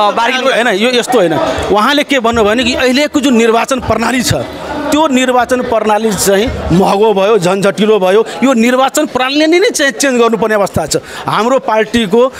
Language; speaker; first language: Nepali; non-native, local second language; Maithili